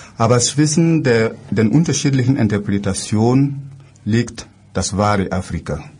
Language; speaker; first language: German; non-native, fluent; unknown